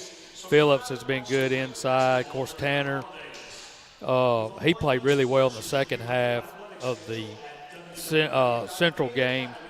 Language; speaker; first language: English; native; English